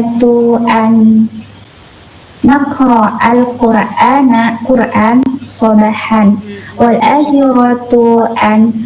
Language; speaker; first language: Arabic; non-native, learner; Indonesian